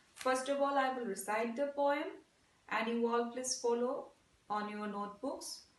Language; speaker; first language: English; non-native, local second language; Assamese